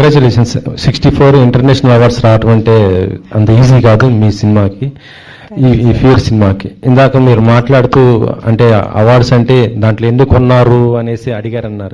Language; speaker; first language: Telugu; native; Telugu